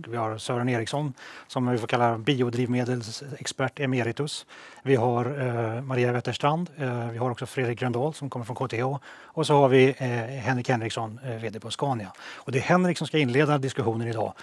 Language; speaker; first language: Swedish; native; Swedish